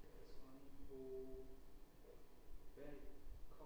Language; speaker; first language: English; non-native, learner; Vietnamese